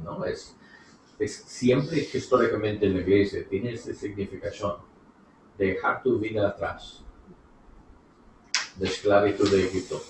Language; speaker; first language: Spanish; non-native, learner; English